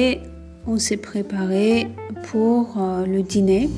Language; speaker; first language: French; non-native, fluent; Turkish